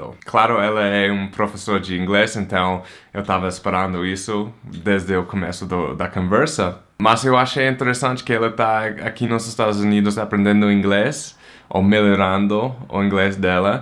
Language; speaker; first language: Portuguese; non-native, fluent; English